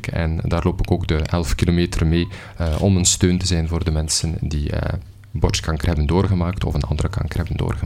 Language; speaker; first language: Dutch; native; Dutch